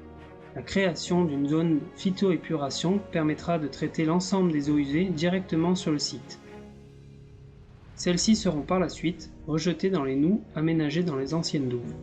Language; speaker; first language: French; native; French